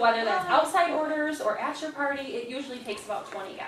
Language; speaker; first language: English; native; English